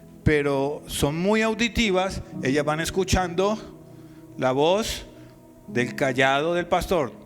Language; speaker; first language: Spanish; native; Spanish